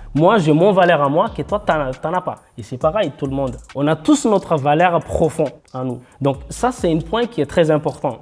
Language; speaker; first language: French; non-native, local second language; Malagasy